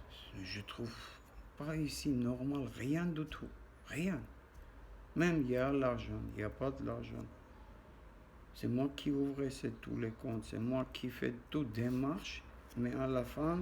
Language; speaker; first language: French; non-native, learner; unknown